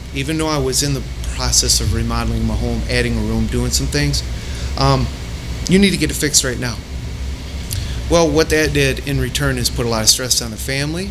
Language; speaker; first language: English; native; English